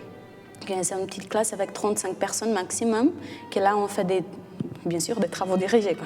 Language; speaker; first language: French; non-native, fluent; Portuguese